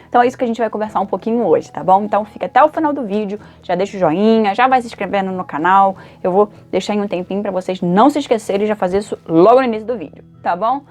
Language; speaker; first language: Portuguese; native; Portuguese